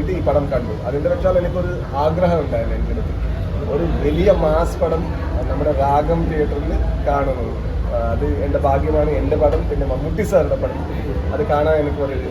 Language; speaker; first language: Malayalam; non-native, learner; Kannada